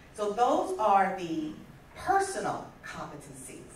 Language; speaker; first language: English; native; English